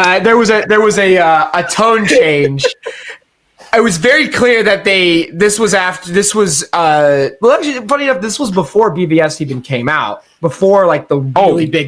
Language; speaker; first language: English; native; English